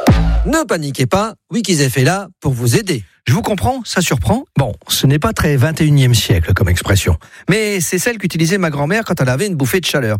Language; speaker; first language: French; native; French